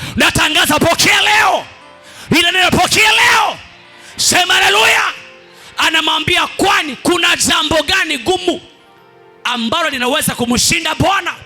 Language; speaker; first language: Swahili; non-native, local second language; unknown